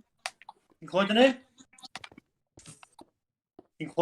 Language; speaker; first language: Welsh; native; Welsh